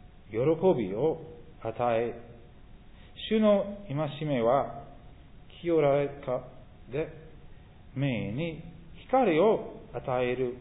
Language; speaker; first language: Japanese; non-native, fluent; English